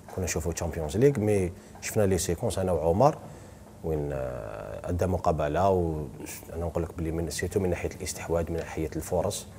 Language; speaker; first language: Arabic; native; Arabic